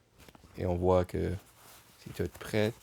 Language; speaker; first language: French; non-native, local second language; English